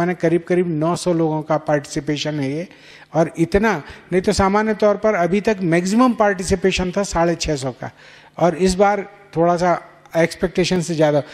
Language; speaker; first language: Hindi; native; Hindi